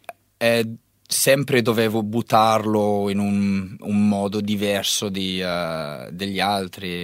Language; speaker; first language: Italian; non-native, learner; English